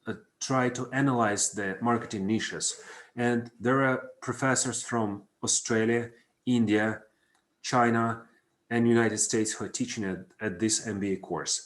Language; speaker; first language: English; non-native, fluent; Russian